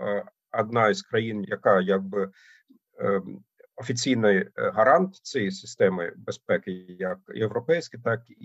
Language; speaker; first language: Ukrainian; non-native, fluent; German